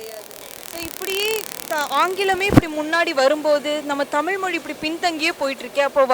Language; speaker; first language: Tamil; native; Tamil